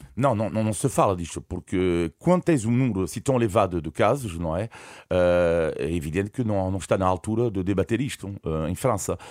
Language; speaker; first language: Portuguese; non-native, fluent; French